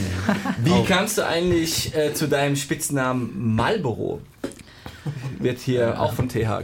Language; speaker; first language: German; native; German